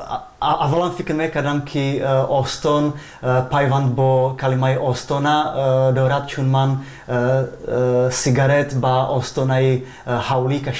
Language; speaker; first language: Persian; non-native, fluent; Czech